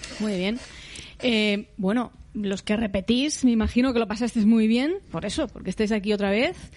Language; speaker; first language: Spanish; native; Spanish